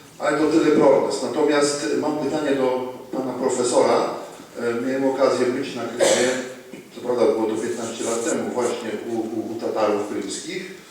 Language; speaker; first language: Polish; native; Polish